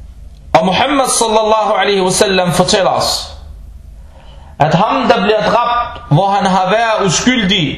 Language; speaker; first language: Danish; early bilingual, other home language; Arabic